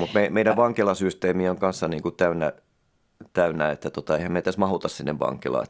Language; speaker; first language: Finnish; native; Finnish